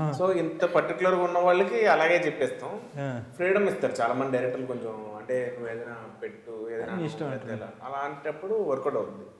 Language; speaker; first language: Telugu; native; Telugu